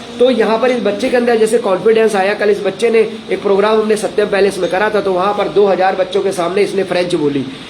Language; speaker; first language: Hindi; native; Hindi